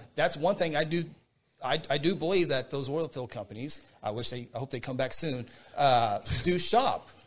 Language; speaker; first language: English; native; English